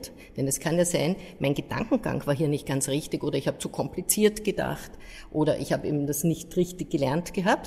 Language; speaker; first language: German; native; German